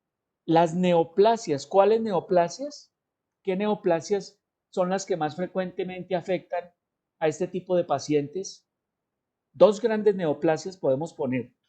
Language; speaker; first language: Spanish; native; Spanish